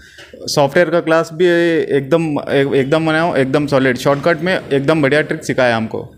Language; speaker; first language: Hindi; non-native, local second language; Urdu